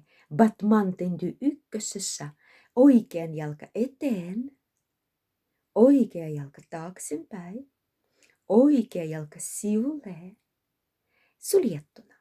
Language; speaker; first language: Finnish; non-native, learner; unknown